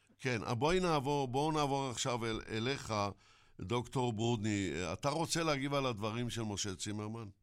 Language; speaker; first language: Hebrew; native; Hebrew